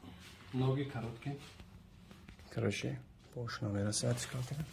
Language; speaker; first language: Russian; non-native, learner; Tajik